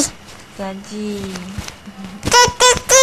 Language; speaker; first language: Indonesian; native; Indonesian